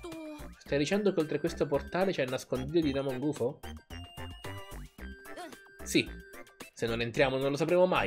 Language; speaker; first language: Italian; native; Italian